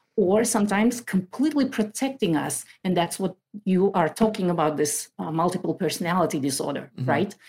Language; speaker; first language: English; non-native, fluent; Kazakh